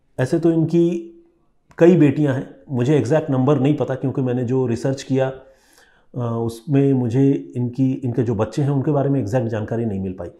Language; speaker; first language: Hindi; non-native, local second language; Bangla